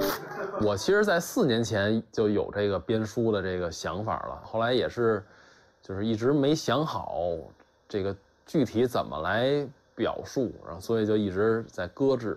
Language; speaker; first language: Chinese; native; Chinese